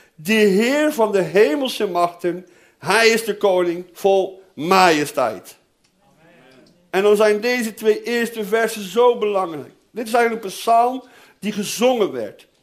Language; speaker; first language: Dutch; non-native, fluent; Portuguese